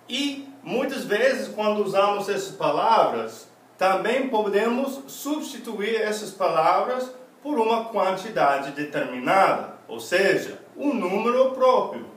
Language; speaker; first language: Portuguese; non-native, fluent; English